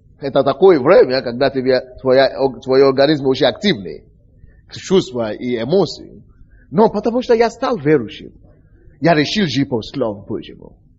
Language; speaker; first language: Russian; non-native, fluent; Yoruba